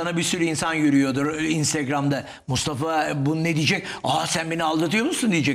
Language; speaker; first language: Turkish; native; Turkish